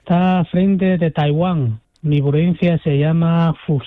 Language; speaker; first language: Spanish; non-native, fluent; Chinese